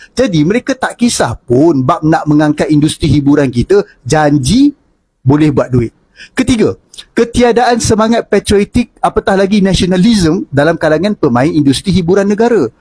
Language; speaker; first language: Malay; native; Malay